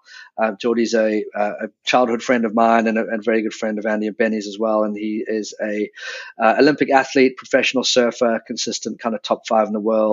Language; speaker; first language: English; native; English